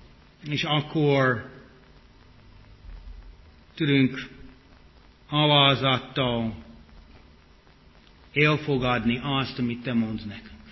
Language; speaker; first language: Hungarian; non-native, fluent; English